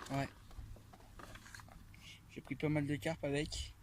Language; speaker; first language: French; native; French